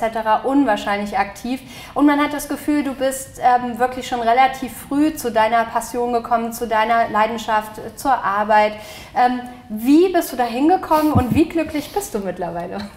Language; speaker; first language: German; native; German